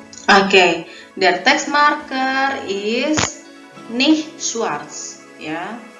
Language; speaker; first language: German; non-native, fluent; Indonesian